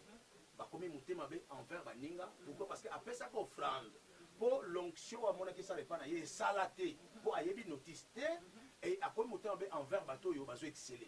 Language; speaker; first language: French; non-native, local second language; Lingala